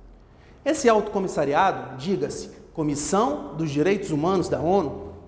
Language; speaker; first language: Portuguese; native; Portuguese